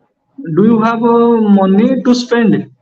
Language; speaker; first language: English; non-native, local second language; Odia